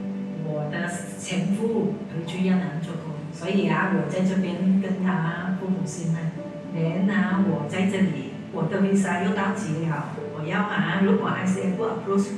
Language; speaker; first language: Chinese; non-native, learner; Vietnamese